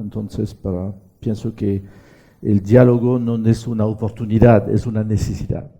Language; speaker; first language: Spanish; non-native, fluent; French